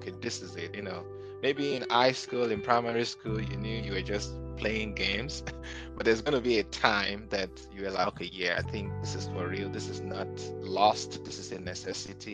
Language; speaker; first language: English; non-native, local second language; Yoruba